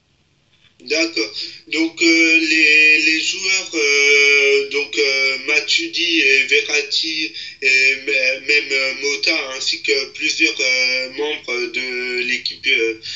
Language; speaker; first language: French; native; French